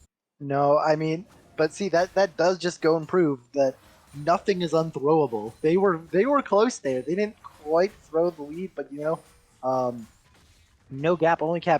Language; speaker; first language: English; native; English